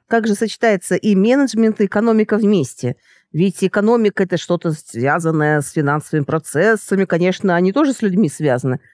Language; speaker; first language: Russian; native; Russian